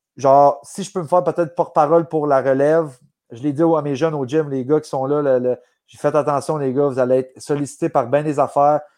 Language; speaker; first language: French; native; French